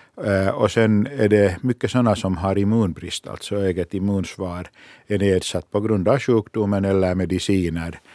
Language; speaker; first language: Swedish; non-native, local second language; Finnish